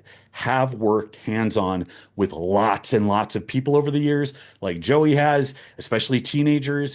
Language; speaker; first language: English; native; English